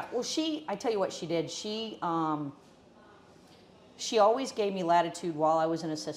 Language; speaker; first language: English; native; English